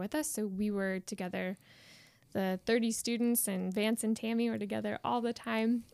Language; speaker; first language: English; native; English